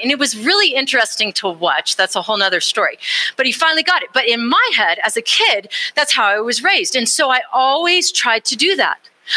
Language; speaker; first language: English; native; English